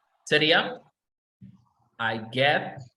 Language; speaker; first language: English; non-native, fluent; Spanish